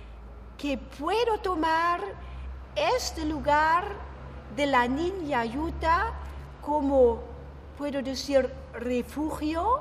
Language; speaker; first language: Spanish; non-native, fluent; German